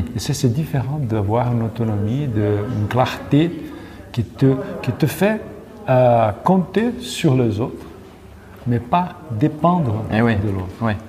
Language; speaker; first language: French; non-native, learner; Portuguese